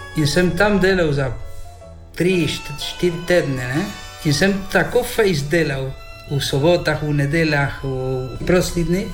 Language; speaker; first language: Slovenian; early bilingual, heritage; Slovenian